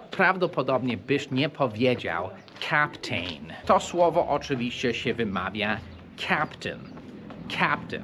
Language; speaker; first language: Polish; non-native, fluent; English